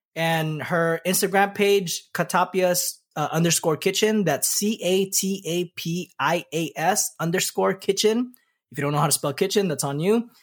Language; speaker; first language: English; early bilingual, other home language; Pampanga